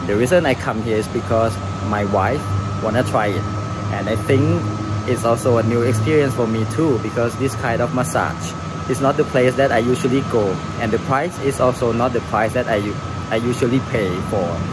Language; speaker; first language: English; non-native, fluent; Thai